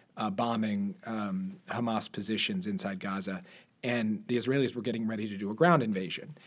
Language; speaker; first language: English; native; English